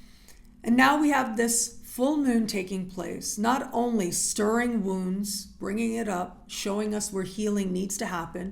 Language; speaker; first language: English; native; English